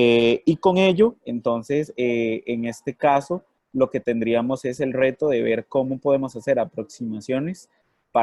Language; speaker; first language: Spanish; native; Spanish